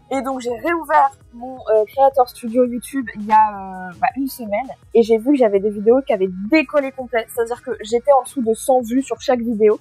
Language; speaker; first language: French; native; French